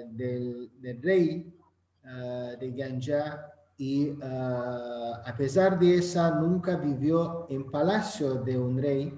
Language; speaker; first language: Spanish; non-native, learner; Azerbaijani